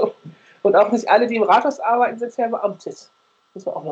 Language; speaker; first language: German; native; German